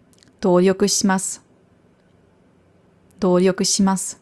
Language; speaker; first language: Japanese; non-native, fluent; German